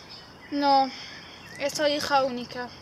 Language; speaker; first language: Spanish; non-native, learner; French